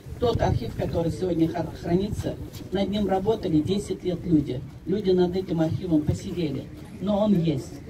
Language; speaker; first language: Russian; non-native, local second language; Chechen